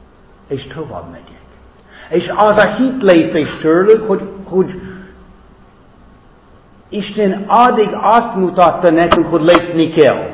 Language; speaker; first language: Hungarian; non-native, fluent; English